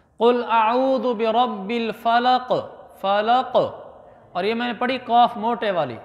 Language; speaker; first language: Urdu; native; Urdu